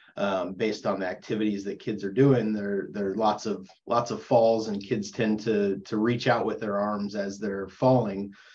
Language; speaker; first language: English; native; English